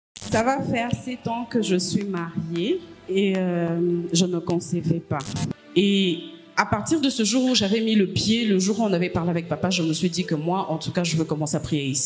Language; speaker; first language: French; non-native, local second language; Lingala